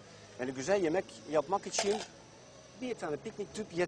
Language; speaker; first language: Turkish; non-native, fluent; Dutch